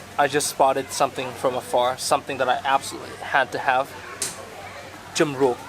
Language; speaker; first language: English; early bilingual, other home language; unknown